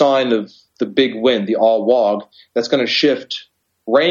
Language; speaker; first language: English; native; English